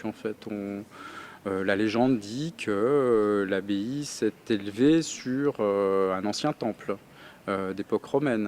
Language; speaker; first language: French; native; French